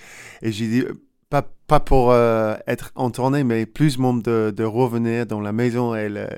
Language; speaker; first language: French; non-native, learner; English